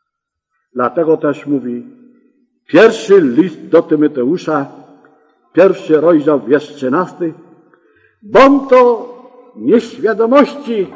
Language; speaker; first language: Polish; native; Polish